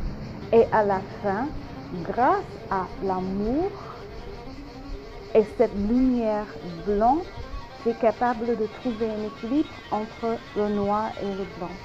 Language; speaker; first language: French; non-native, fluent; English